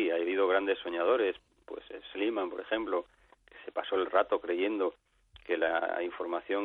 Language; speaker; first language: Spanish; native; Spanish